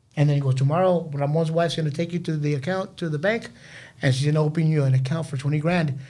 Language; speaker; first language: English; early bilingual, other home language; Spanish